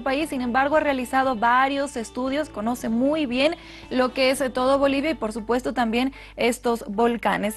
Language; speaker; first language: Spanish; native; Spanish